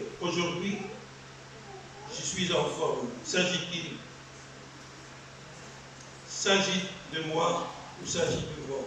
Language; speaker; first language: French; non-native, local second language; Arabic